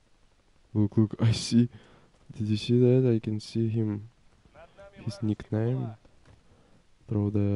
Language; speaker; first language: English; non-native, learner; Ukrainian